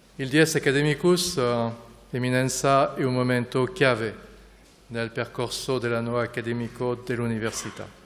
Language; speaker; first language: Italian; non-native, fluent; French